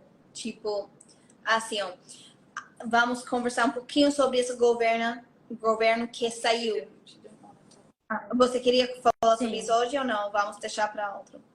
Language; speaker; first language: Portuguese; non-native, fluent; Hebrew